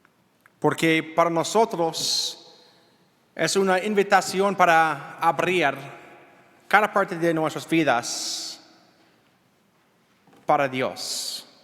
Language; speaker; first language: Spanish; non-native, learner; English